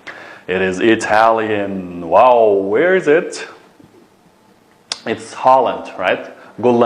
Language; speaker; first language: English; non-native, fluent; Uyghur